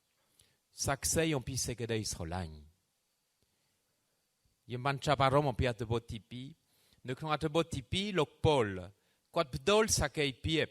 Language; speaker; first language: Khmer; non-native, fluent; French